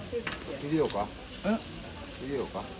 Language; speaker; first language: Japanese; native; Japanese